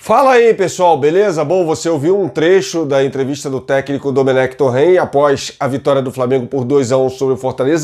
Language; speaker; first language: Portuguese; native; Portuguese